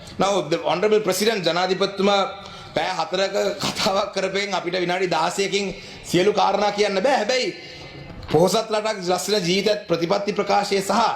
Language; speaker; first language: Sinhala; non-native, local second language; Tamil